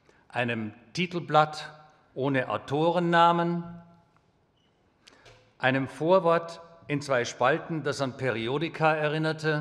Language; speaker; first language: German; native; German